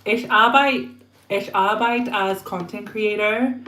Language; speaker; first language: German; non-native, learner; English